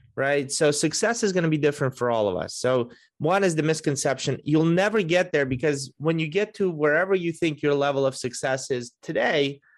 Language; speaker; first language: English; early bilingual, other home language; Russian